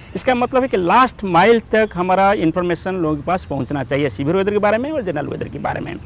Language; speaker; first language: Hindi; non-native, local second language; Odia